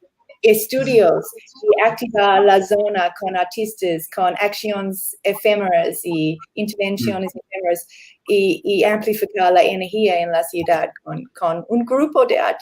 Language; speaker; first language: Spanish; non-native, learner; English